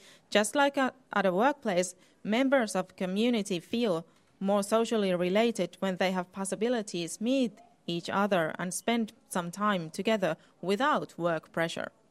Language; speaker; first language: English; non-native, fluent; Finnish